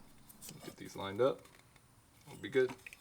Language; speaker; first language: English; native; English